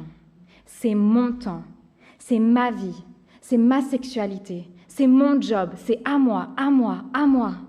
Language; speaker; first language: French; native; French